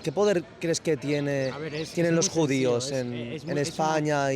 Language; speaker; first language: Spanish; native; Spanish